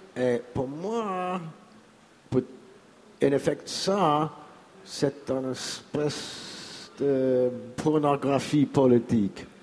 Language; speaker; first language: French; non-native, learner; English